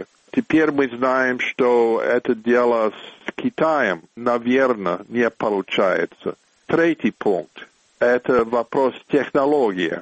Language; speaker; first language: Russian; non-native, fluent; English